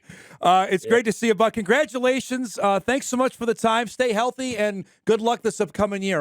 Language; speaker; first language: English; native; English